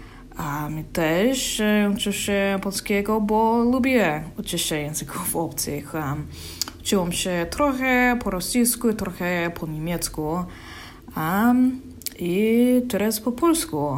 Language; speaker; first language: Polish; non-native, learner; English